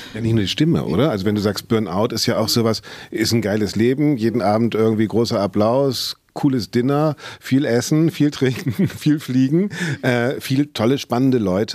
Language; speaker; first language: German; native; German